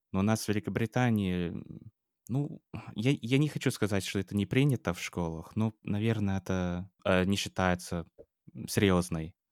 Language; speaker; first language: Russian; non-native, fluent; English